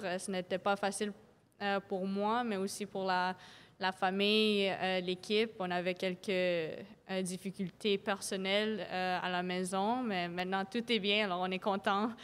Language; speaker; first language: French; non-native, local second language; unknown